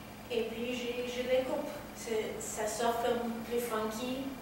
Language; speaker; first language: French; native; French